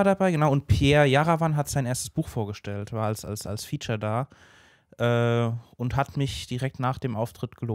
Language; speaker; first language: German; native; German